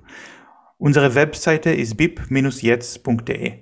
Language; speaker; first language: German; non-native, fluent; Hebrew